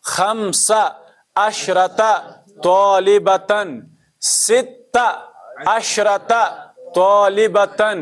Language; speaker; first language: Arabic; non-native, fluent; Kashmiri